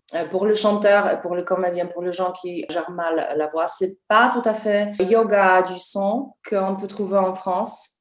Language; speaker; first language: French; non-native, fluent; Polish